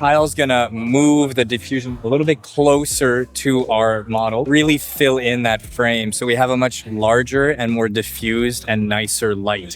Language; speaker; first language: English; native; English